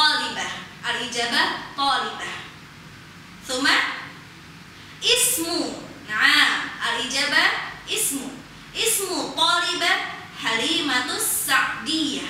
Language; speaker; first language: Arabic; non-native, fluent; Indonesian